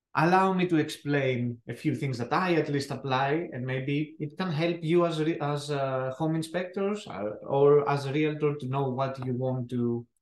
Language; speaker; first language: English; non-native, fluent; Greek